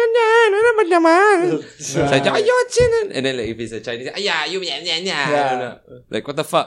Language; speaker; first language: English; non-native, local second language; Malay